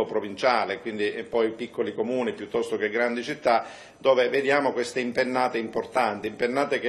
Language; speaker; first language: Italian; native; Italian